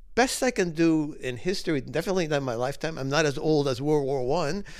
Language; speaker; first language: English; early bilingual, other home language; Spanish